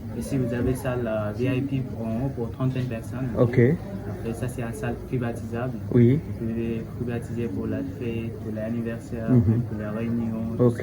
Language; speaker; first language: French; non-native, learner; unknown